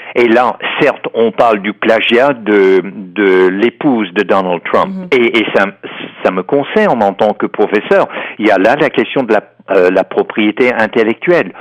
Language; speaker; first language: French; non-native, fluent; English